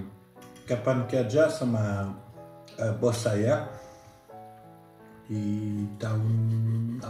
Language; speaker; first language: Indonesian; non-native, learner; French